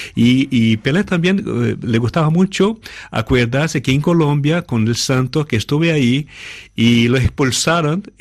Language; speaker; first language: Spanish; non-native, fluent; Portuguese